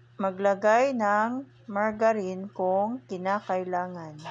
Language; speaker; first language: Filipino; non-native, local second language; Cebuano